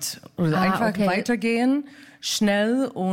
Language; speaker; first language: German; non-native, fluent; English